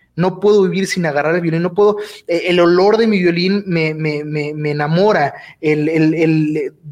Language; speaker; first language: Spanish; native; Spanish